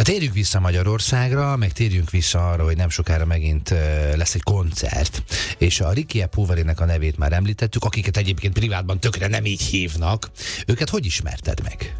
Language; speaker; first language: Hungarian; native; Hungarian